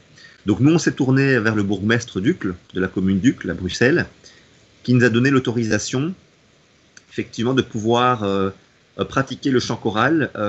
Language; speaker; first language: French; native; French